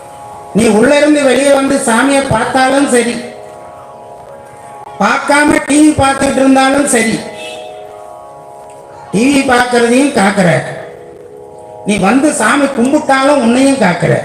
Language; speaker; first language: Tamil; native; Tamil